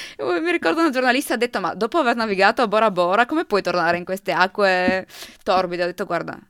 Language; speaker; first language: Italian; non-native, local second language; Slovenian